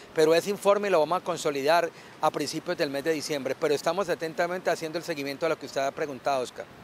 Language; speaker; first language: Spanish; native; Spanish